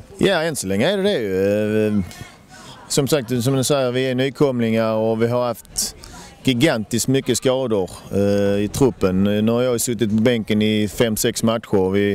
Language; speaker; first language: Swedish; native; Swedish